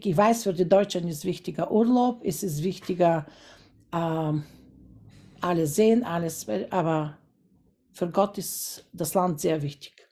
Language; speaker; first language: German; non-native, fluent; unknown